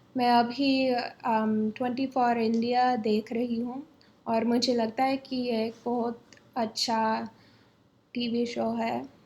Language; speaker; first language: Hindi; non-native, learner; English